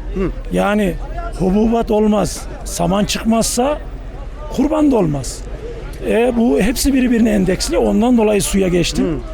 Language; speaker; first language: Turkish; native; Turkish